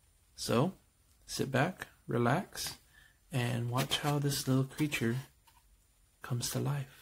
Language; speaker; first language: English; native; English